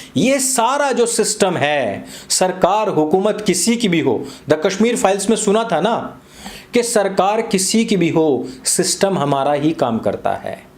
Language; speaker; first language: Hindi; native; Hindi